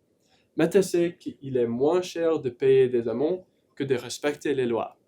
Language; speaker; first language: French; non-native, learner; English